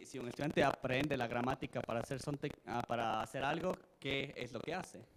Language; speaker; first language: Spanish; native; Spanish